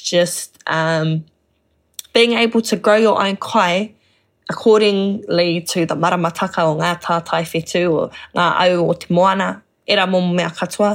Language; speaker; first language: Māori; non-native, local second language; English